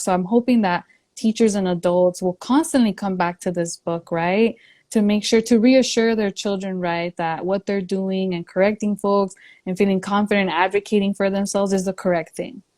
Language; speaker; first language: English; early bilingual, other home language; Spanish